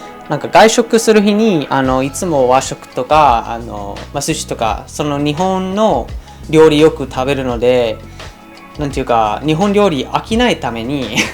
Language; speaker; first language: Japanese; non-native, fluent; English